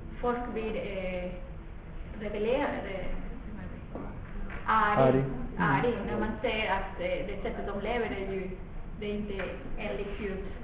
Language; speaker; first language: Swedish; non-native, fluent; Spanish